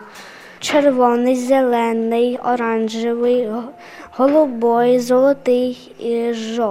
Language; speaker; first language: Polish; non-native, learner; Ukrainian